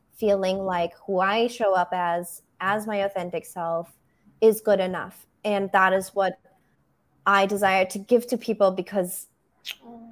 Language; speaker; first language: English; non-native, fluent; German